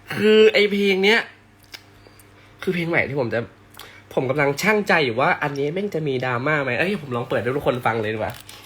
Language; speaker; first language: Thai; native; Thai